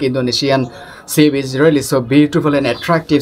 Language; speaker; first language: English; non-native, local second language; Bangla